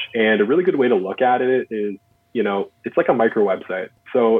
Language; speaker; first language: English; native; English